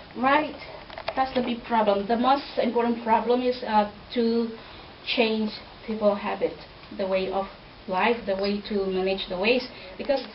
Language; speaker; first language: English; non-native, fluent; Indonesian